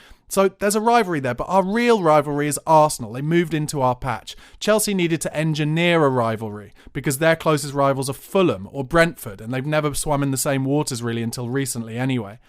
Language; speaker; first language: English; native; English